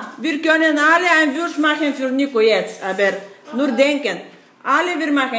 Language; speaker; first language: German; non-native, learner; Bulgarian